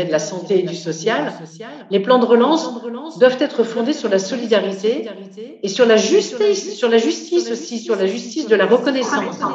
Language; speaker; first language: French; native; French